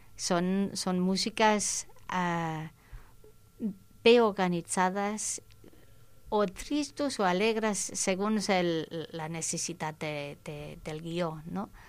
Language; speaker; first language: Catalan; non-native, fluent; English